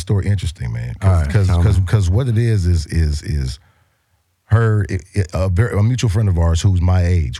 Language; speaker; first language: English; native; English